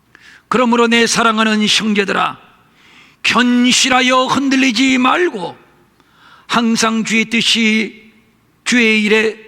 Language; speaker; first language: Korean; native; Korean